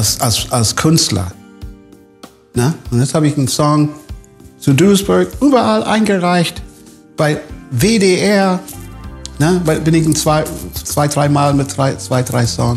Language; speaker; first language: German; non-native, fluent; English